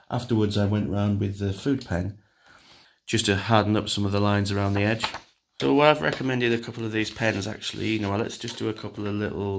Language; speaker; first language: English; native; English